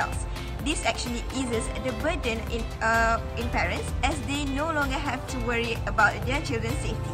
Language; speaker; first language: English; non-native, local second language; Malay